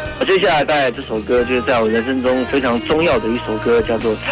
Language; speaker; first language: Chinese; native; Chinese